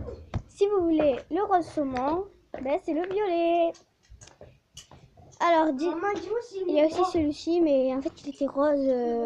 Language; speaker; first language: French; native; French